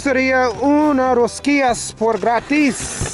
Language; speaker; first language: Spanish; non-native, learner; English